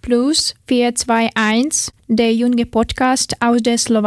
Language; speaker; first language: German; non-native, fluent; Ukrainian